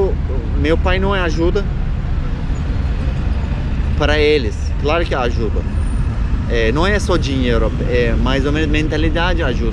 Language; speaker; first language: Portuguese; non-native, learner; Turkish